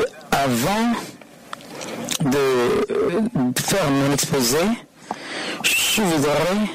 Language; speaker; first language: French; non-native, fluent; Spanish